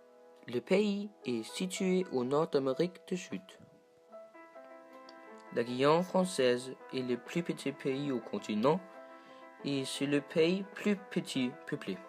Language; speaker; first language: French; non-native, learner; Danish